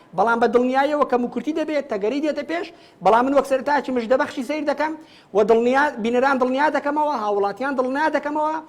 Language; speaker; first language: Central Kurdish; native; Central Kurdish